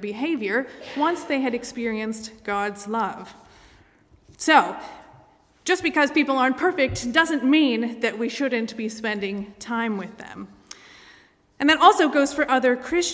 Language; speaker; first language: English; native; English